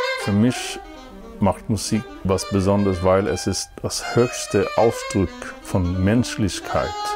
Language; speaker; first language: German; non-native, fluent; Swedish